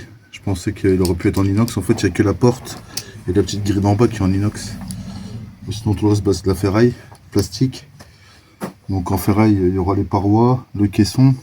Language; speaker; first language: French; native; French